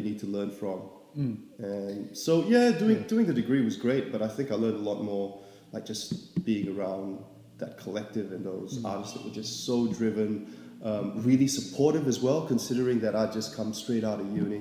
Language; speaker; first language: English; native; English